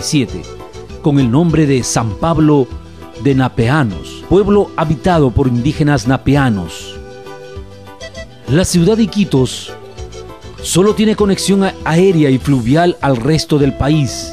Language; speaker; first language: Spanish; native; Spanish